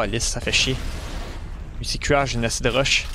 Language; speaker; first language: French; native; French